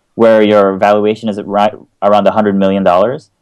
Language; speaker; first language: English; native; English